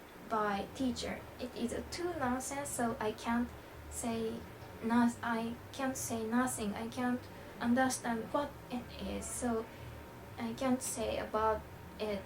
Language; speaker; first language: English; non-native, learner; Japanese